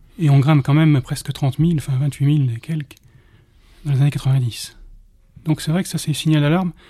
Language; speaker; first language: French; native; French